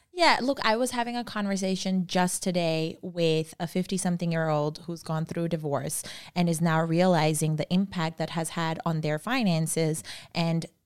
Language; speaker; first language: English; non-native, local second language; Urdu